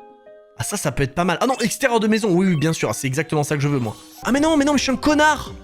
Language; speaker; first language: French; native; French